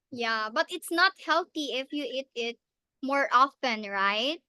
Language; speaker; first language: English; non-native, local second language; Filipino